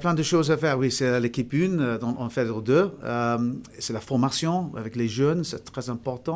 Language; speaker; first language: French; non-native, fluent; English